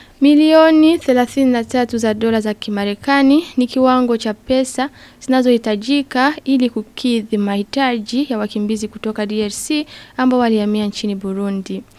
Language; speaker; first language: Swahili; non-native, local second language; Rundi